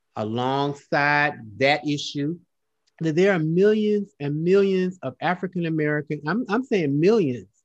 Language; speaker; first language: English; native; English